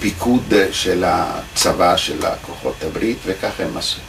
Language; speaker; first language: Hebrew; non-native, fluent; Italian